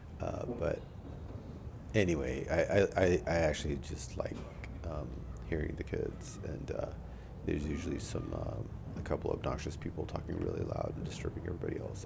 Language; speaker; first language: English; early bilingual, other home language; Urdu